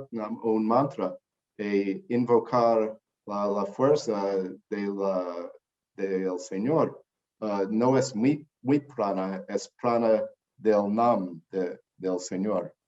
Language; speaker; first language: Spanish; non-native, learner; English